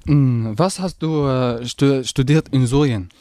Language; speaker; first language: German; non-native, learner; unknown